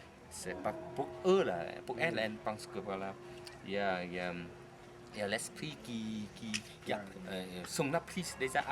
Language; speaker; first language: French; non-native, fluent; Vietnamese